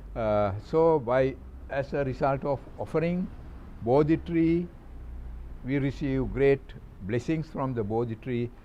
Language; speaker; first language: English; non-native, local second language; Sinhala